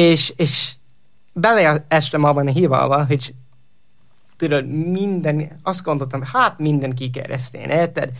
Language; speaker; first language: Hungarian; non-native, fluent; English